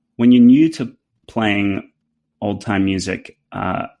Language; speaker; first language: English; native; English